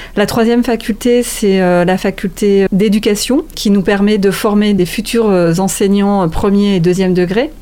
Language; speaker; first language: French; native; French